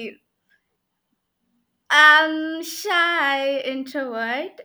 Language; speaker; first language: English; non-native, local second language; Hindi